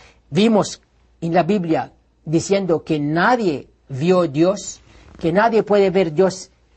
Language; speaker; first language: Spanish; non-native, learner; Arabic